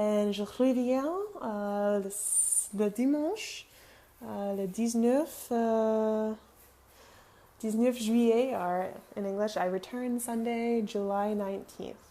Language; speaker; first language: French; non-native, learner; English